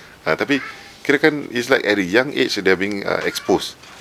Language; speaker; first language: English; non-native, local second language; Malay